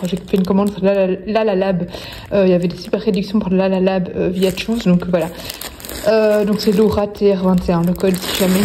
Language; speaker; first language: French; native; French